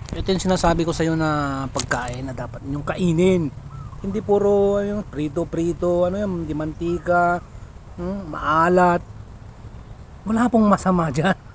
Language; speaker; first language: Filipino; non-native, local second language; Iloko